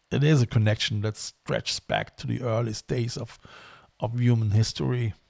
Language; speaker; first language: English; non-native, fluent; German